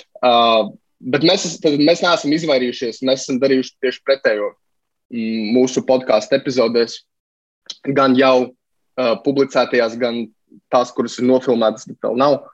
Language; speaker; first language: Latvian; native; Latvian